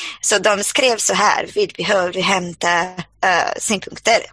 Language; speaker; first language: Swedish; non-native, fluent; Portuguese